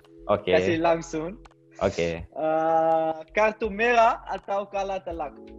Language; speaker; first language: Indonesian; non-native, learner; Dutch